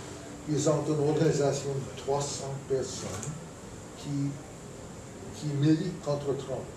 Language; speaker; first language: French; non-native, fluent; English